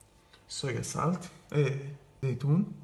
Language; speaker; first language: Arabic; non-native, learner; Greek